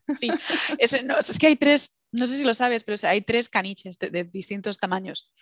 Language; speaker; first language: Spanish; native; Spanish